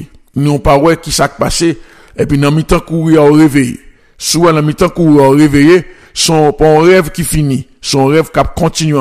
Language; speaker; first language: French; non-native, local second language; Haitian Creole